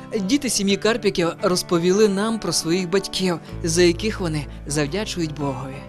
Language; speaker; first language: Ukrainian; native; Ukrainian